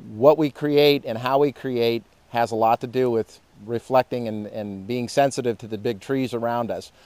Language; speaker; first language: English; native; English